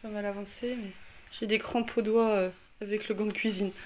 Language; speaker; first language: French; native; French